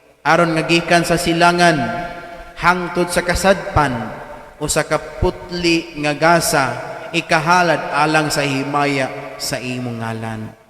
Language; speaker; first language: Cebuano; native; Cebuano